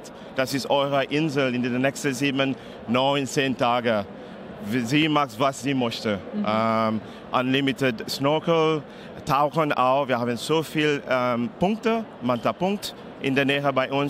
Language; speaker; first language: German; non-native, learner; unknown